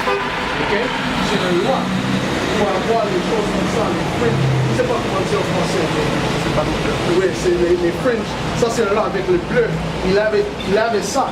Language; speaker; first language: French; non-native, learner; English